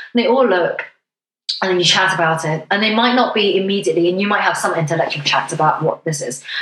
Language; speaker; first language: English; non-native, local second language; Cantonese